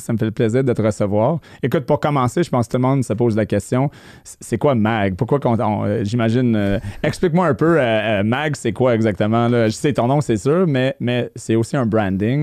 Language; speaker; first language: French; native; French